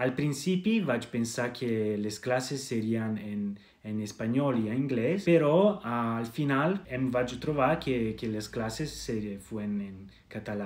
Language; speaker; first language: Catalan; non-native, learner; Italian